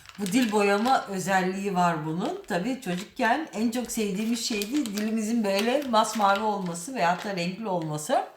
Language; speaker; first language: Turkish; early bilingual, heritage; Turkish